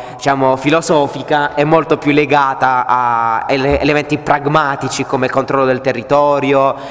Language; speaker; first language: Italian; native; Italian